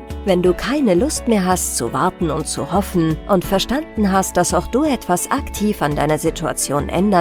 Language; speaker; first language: German; native; German